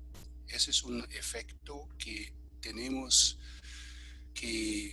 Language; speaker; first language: Spanish; non-native, fluent; German